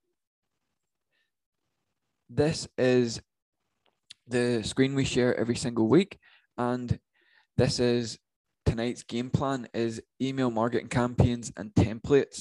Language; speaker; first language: English; native; English